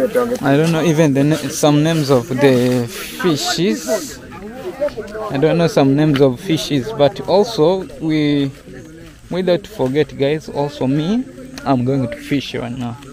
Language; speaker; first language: English; non-native, fluent; Rundi